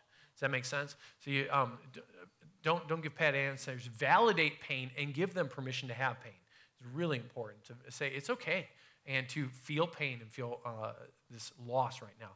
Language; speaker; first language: English; native; English